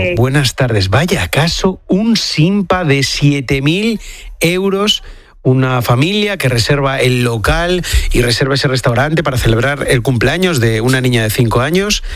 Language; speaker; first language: Spanish; native; Spanish